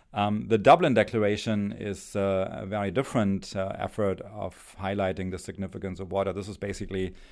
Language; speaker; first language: English; non-native, fluent; German